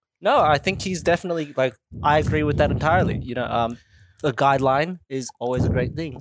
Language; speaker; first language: English; early bilingual, other home language; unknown